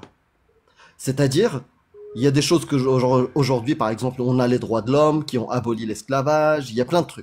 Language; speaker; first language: French; native; French